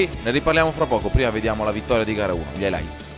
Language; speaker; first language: Italian; native; Italian